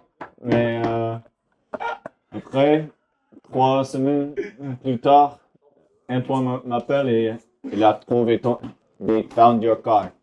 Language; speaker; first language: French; non-native, learner; English